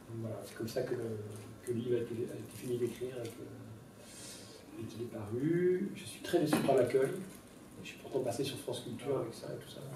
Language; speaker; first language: French; non-native, local second language; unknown